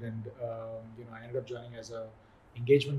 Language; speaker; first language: English; non-native, local second language; Hindi